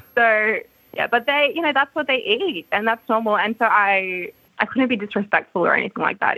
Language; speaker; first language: English; native; English